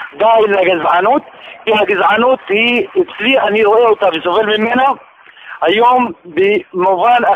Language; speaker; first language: Hebrew; non-native, local second language; Arabic